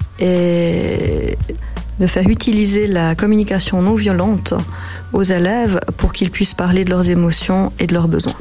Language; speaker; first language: French; native; French